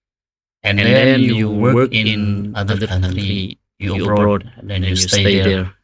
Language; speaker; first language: English; non-native, learner; Indonesian